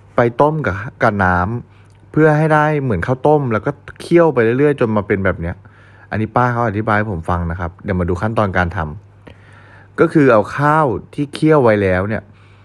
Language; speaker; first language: Thai; native; Thai